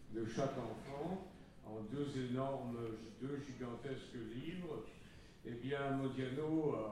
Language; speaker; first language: French; native; French